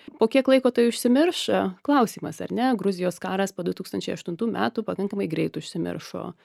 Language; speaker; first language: Lithuanian; early bilingual, heritage; Lithuanian